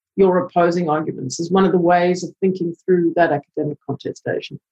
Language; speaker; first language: English; native; English